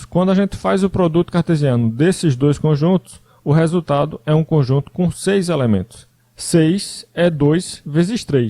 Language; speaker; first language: Portuguese; native; Portuguese